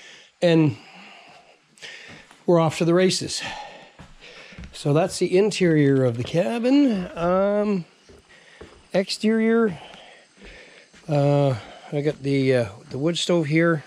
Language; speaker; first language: English; native; English